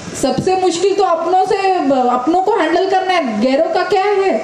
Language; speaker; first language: Hindi; non-native, local second language; Marathi